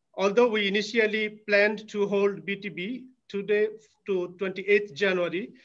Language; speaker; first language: English; non-native, local second language; Bangla